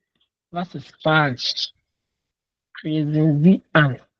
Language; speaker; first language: German; non-native, learner; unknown